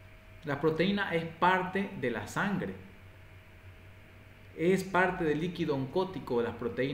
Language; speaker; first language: Spanish; native; Spanish